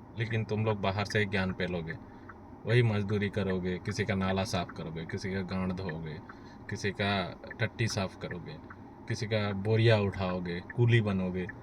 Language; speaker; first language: Hindi; native; Hindi